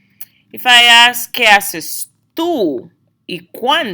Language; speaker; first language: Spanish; non-native, fluent; English